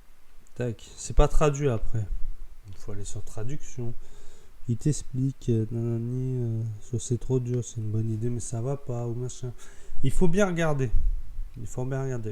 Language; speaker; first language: French; native; French